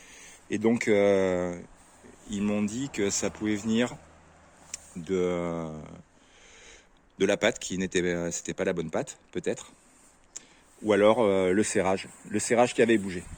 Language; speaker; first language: French; native; French